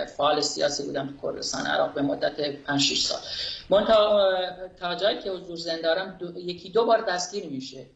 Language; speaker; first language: Persian; non-native, local second language; Kurdish